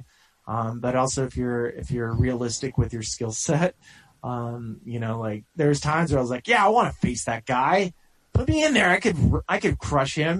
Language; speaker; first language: English; native; English